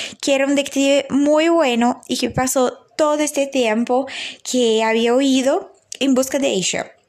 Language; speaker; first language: Spanish; non-native, learner; Portuguese